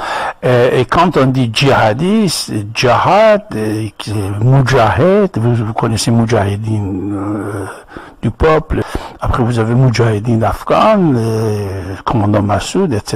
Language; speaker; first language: French; non-native, fluent; Persian